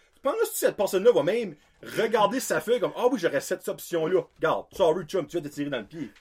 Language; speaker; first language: French; native; French